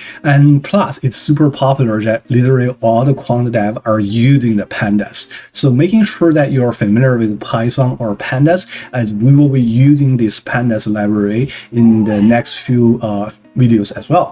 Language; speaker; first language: English; non-native, fluent; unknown